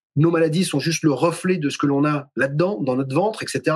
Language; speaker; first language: French; native; French